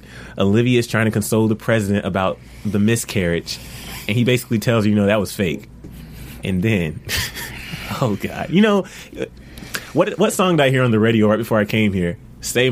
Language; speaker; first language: English; native; English